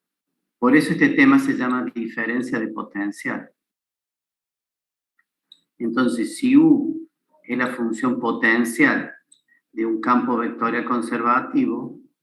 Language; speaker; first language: Spanish; native; Spanish